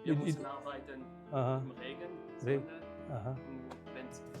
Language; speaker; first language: German; non-native, fluent; French